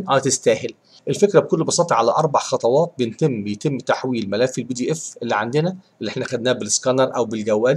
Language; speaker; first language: Arabic; native; Arabic